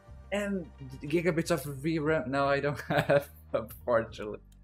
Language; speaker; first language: English; non-native, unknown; Portuguese